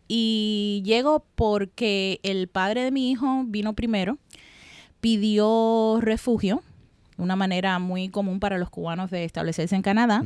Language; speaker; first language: Spanish; native; Spanish